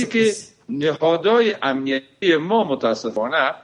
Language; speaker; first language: Persian; native; Persian